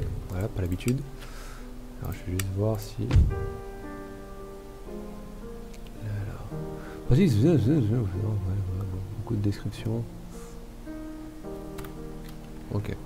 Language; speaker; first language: French; native; French